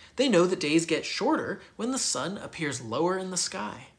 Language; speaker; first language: English; native; English